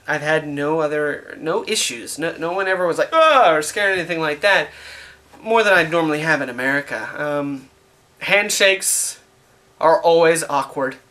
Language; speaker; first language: English; native; English